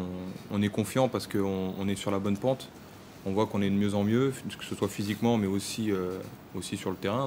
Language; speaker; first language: French; native; French